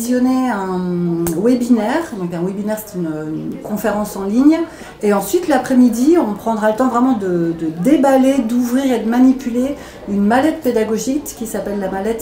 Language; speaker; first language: French; native; French